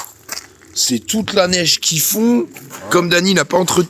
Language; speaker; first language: French; native; French